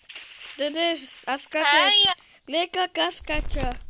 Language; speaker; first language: Bulgarian; non-native, learner; English